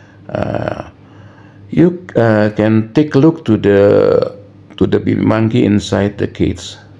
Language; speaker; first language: English; non-native, learner; Indonesian